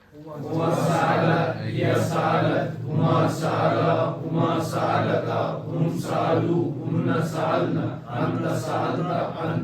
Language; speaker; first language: Arabic; non-native, learner; Urdu